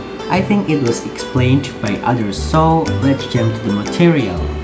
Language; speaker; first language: English; non-native, fluent; Indonesian